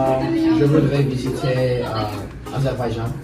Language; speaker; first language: French; non-native, learner; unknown